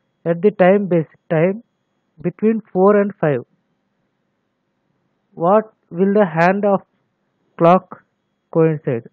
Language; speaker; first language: English; non-native, local second language; Telugu